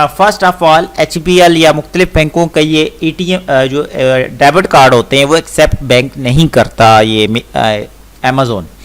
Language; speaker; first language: Urdu; non-native, local second language; Punjabi